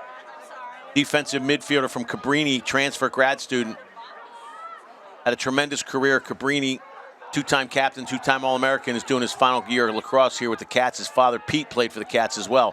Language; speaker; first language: English; native; English